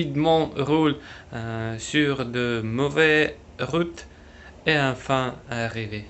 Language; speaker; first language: French; non-native, learner; Russian